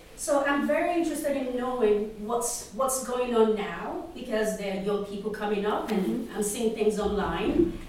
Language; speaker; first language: English; non-native, local second language; Yoruba